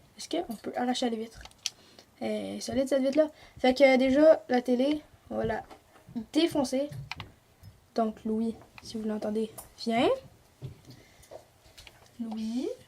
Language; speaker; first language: French; native; French